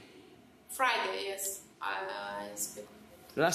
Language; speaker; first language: English; non-native, learner; Turkish